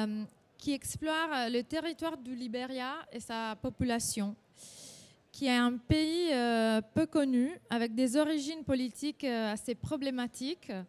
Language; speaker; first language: French; non-native, fluent; Italian